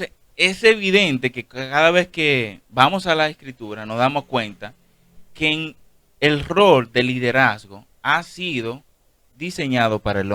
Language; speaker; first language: Spanish; native; Spanish